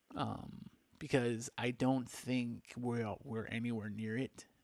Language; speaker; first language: English; native; English